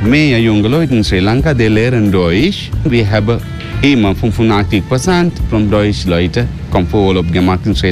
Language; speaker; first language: German; non-native, learner; Sinhala